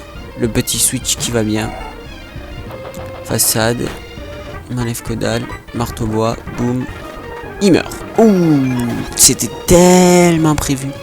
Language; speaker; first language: French; native; French